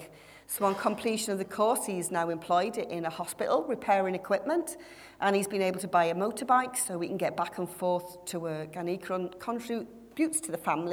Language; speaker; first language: English; native; English